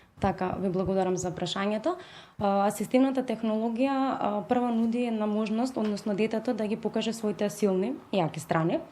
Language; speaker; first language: Macedonian; native; Macedonian